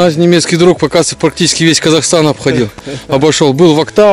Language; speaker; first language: Russian; native; Russian